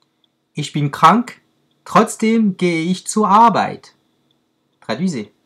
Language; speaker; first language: German; non-native, fluent; French